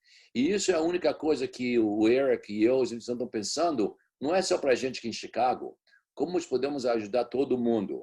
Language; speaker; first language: Portuguese; early bilingual, heritage; Portuguese